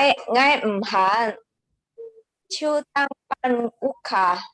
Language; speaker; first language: Chinese; non-native, learner; Indonesian